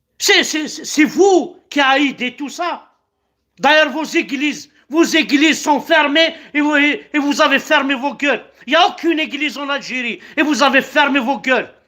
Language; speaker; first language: French; non-native, local second language; Kabyle